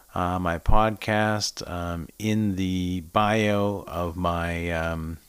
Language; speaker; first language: English; native; English